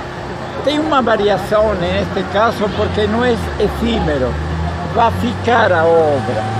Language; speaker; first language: Portuguese; non-native, fluent; Spanish